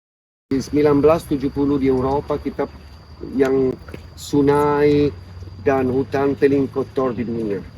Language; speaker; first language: Indonesian; non-native, fluent; Italian